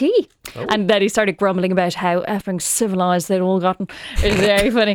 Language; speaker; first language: English; native; English